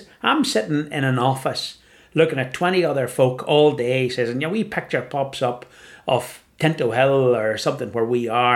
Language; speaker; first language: English; native; English